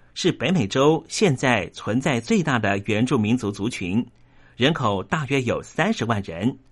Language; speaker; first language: Chinese; non-native, local second language; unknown